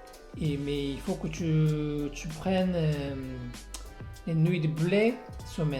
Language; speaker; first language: French; non-native, learner; Korean